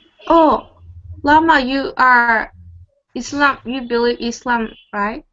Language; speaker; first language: English; non-native, learner; Korean